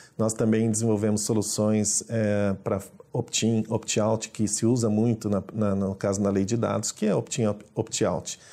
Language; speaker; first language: Portuguese; native; Portuguese